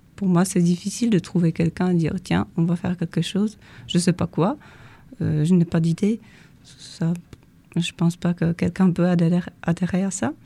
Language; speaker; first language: French; non-native, fluent; Czech